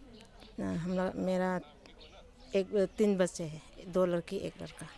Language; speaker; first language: Hindi; non-native, local second language; Manipuri